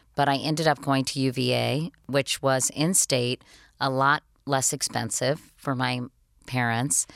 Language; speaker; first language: English; native; English